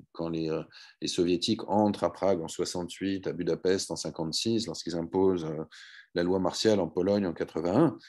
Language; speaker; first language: French; native; French